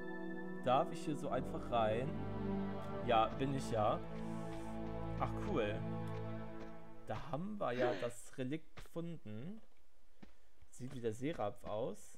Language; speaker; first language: German; native; German